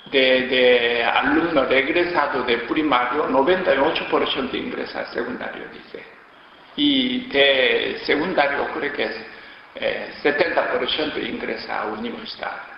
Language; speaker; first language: Spanish; non-native, learner; Korean